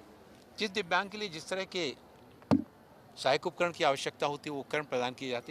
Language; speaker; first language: Hindi; native; Hindi